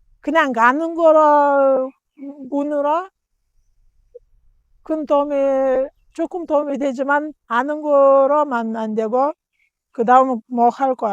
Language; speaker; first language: Korean; non-native, learner; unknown